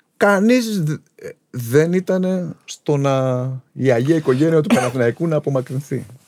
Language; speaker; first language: Greek; native; Greek